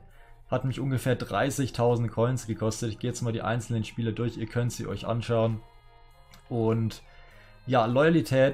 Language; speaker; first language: German; native; German